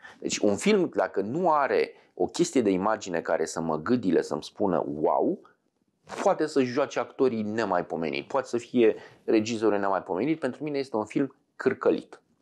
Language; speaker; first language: Romanian; native; Romanian